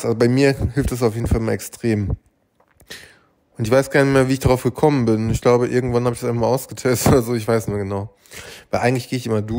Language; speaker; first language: German; native; German